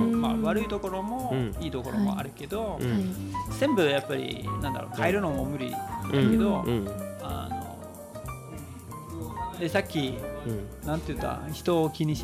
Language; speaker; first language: Japanese; non-native, fluent; Danish